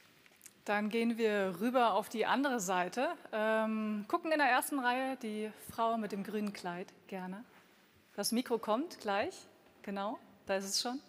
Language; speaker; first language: German; native; German